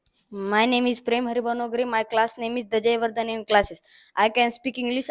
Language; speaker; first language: English; non-native, learner; Marathi